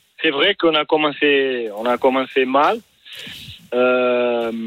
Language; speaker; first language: French; non-native, learner; Portuguese